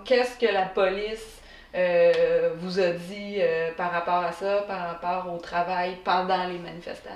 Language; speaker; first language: French; native; French